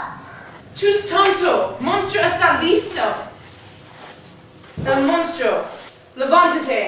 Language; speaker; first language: Spanish; non-native, learner; English